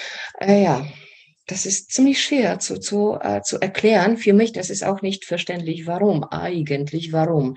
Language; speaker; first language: German; non-native, fluent; Polish